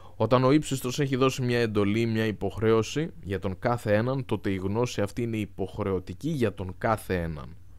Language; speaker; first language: Greek; non-native, fluent; Arabic